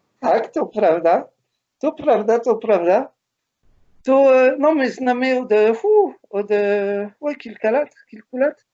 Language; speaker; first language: Polish; non-native, learner; French